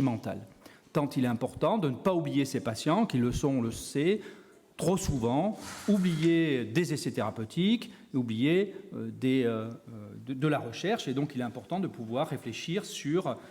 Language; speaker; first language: French; native; French